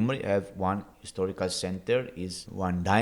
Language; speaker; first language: English; non-native, learner; Italian